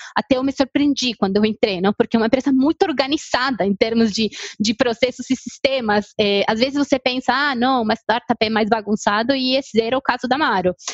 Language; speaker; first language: Portuguese; non-native, fluent; Spanish